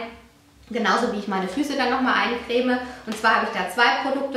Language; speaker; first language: German; native; German